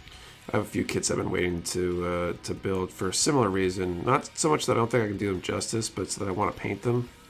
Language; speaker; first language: English; native; English